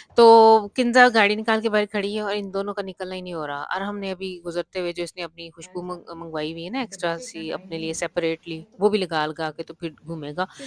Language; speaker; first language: Urdu; non-native, local second language; Punjabi